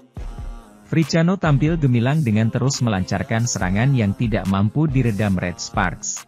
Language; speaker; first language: Indonesian; native; Indonesian